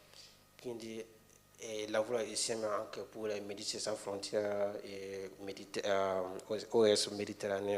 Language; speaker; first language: Italian; non-native, fluent; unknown